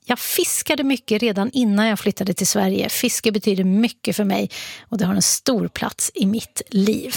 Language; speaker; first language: Swedish; native; Swedish